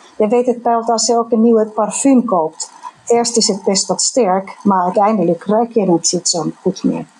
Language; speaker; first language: Dutch; non-native, fluent; Finnish